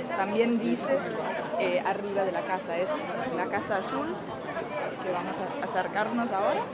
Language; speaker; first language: Spanish; non-native, fluent; Danish